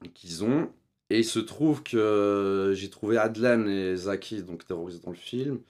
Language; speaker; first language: French; native; French